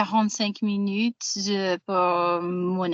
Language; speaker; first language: French; non-native, learner; English